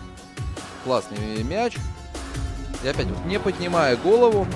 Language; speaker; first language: Russian; native; Russian